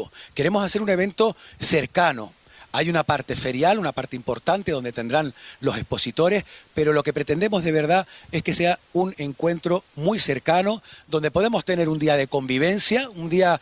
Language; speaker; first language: Spanish; native; Spanish